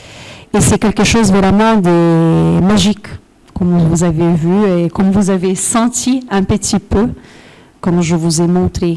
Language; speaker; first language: French; non-native, fluent; Portuguese